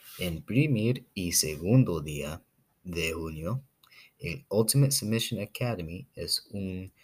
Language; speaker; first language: Spanish; non-native, learner; English